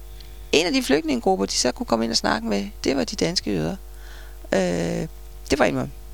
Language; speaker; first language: Danish; native; Danish